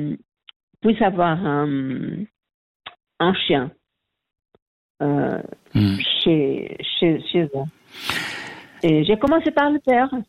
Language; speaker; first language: French; non-native, learner; Portuguese